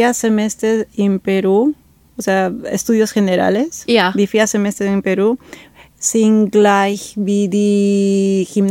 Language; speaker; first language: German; non-native, fluent; Spanish